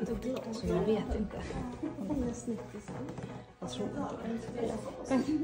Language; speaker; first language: Swedish; early bilingual, other home language; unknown